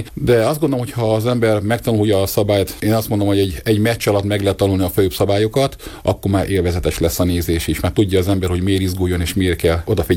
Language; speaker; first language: Hungarian; native; Hungarian